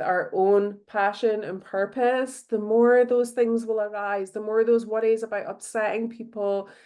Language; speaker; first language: English; native; English